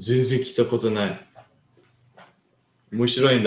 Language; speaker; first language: Japanese; non-native, learner; English